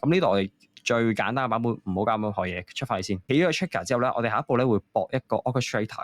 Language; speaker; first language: Cantonese; native; Cantonese